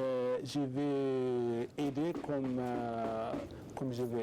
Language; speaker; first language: French; non-native, learner; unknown